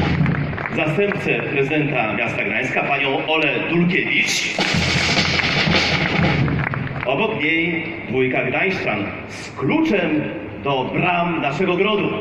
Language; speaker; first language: Polish; native; Polish